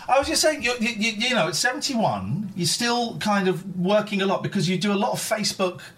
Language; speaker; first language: English; native; English